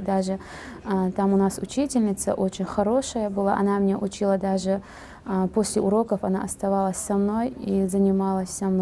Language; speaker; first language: Russian; non-native, fluent; Uzbek